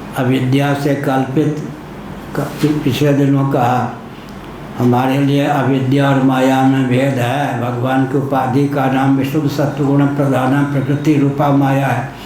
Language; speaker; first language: Hindi; non-native, local second language; Maithili